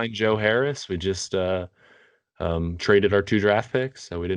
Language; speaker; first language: English; native; English